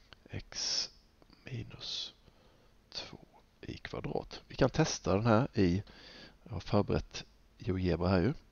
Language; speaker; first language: Swedish; native; Swedish